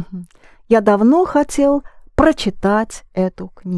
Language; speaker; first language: Russian; non-native, fluent; English